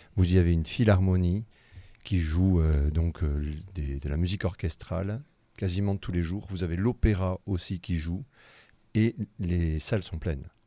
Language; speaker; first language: French; native; French